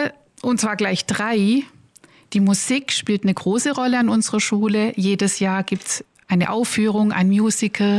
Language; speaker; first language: German; native; German